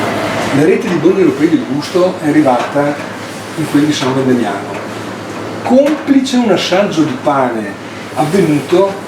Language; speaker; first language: Italian; native; Italian